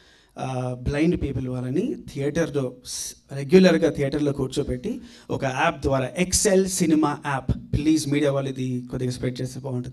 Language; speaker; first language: Telugu; native; Telugu